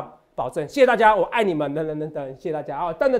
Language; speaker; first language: Chinese; native; Chinese